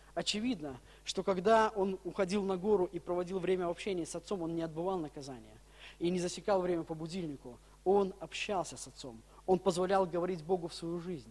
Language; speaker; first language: Russian; native; Russian